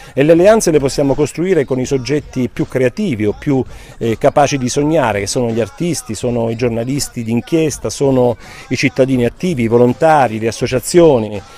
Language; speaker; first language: Italian; native; Italian